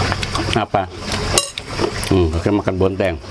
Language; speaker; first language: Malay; non-native, local second language; Sundanese